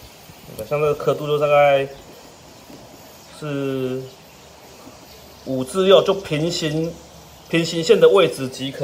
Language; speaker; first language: Chinese; native; Chinese